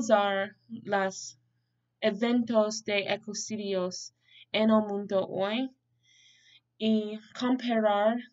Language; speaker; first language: Spanish; non-native, learner; English